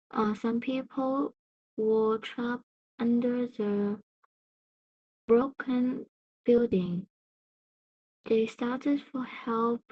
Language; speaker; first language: English; non-native, learner; Vietnamese